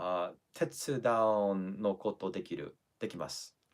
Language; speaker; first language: Japanese; non-native, learner; English